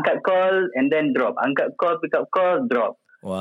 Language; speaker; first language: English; non-native, local second language; Malay